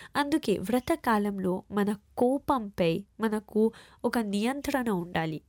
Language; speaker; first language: Telugu; early bilingual, heritage; Telugu